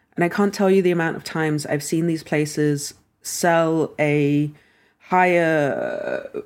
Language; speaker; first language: English; native; English